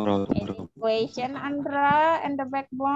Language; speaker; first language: English; non-native, learner; Indonesian